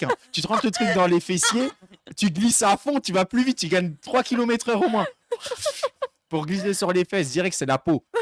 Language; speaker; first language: French; native; French